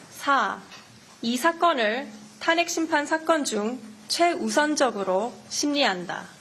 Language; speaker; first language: Korean; native; Korean